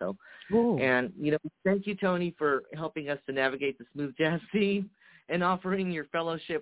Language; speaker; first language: English; early bilingual, other home language; Japanese